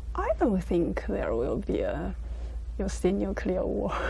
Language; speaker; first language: English; non-native, learner; Chinese